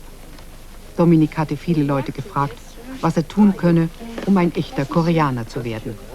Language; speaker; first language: German; native; German